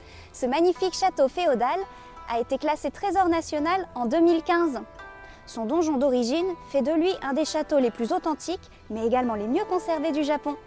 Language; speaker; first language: French; native; French